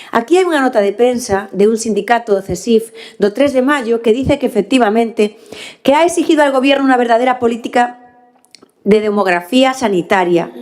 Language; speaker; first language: Spanish; non-native, local second language; Galician